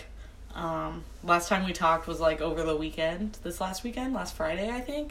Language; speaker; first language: English; native; English